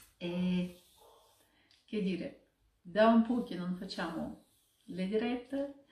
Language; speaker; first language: Italian; non-native, fluent; Russian